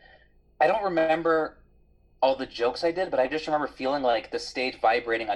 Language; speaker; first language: English; native; English